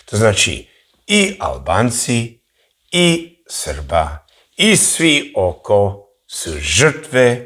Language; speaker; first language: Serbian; early bilingual, heritage; English